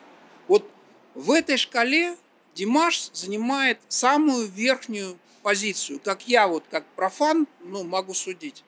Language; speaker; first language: Russian; native; Russian